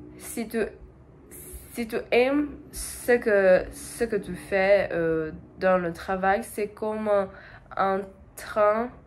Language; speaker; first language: French; non-native, learner; Portuguese